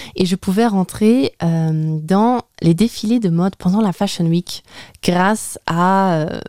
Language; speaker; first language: French; native; French